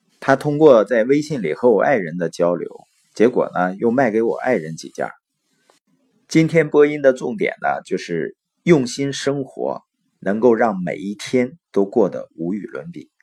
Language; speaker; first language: Chinese; native; Chinese